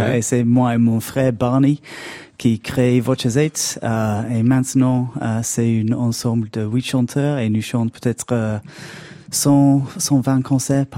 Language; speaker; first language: French; non-native, learner; English